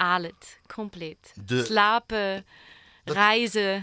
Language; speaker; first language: Dutch; non-native, learner; German